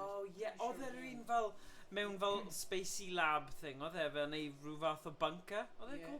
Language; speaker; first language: Welsh; native; Welsh